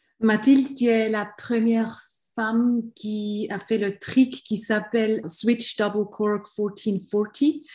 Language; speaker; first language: French; non-native, local second language; German